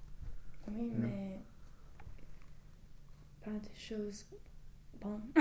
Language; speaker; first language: French; non-native, learner; English